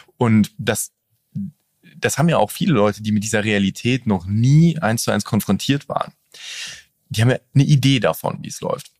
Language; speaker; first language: German; native; German